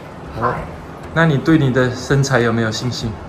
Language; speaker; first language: Chinese; native; Chinese